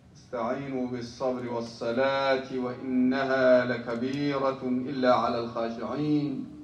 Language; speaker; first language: Arabic; non-native, local second language; Somali